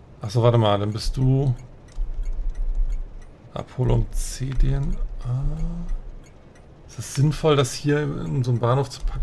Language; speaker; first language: German; native; German